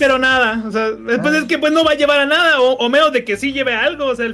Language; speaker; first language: Spanish; native; Spanish